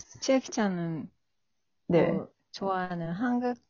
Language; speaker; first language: Korean; non-native, fluent; Japanese